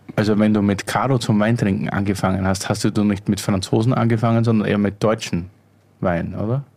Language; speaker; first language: German; native; German